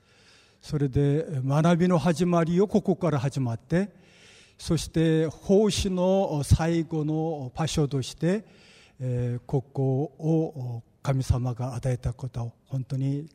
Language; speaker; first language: Japanese; non-native, fluent; Korean